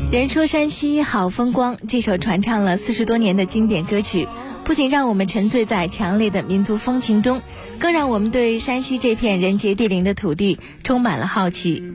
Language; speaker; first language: Chinese; native; Chinese